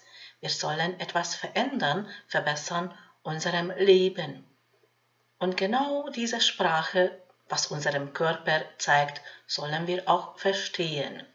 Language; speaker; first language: German; non-native, fluent; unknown